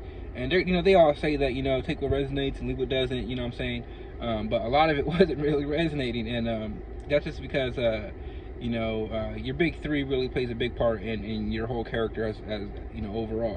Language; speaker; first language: English; native; English